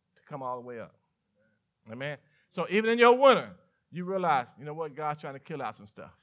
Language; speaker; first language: English; native; English